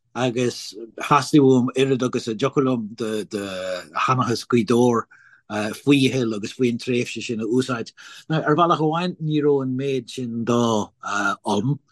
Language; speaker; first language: Irish; non-native, local second language; English